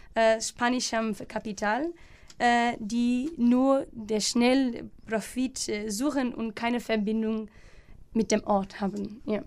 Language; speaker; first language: German; non-native, learner; Portuguese